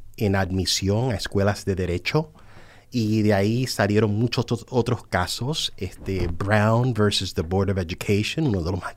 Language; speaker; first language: Spanish; early bilingual, heritage; English